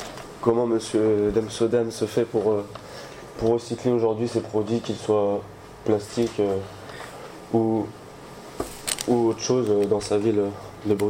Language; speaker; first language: French; native; French